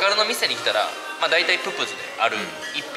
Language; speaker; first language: Japanese; native; Japanese